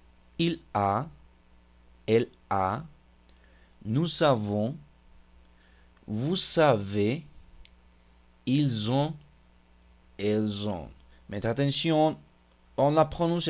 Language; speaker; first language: French; non-native, fluent; Spanish